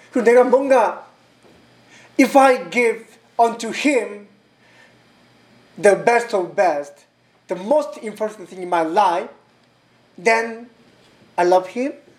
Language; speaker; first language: English; non-native, learner; Korean